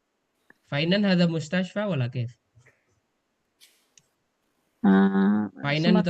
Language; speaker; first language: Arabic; non-native, fluent; Indonesian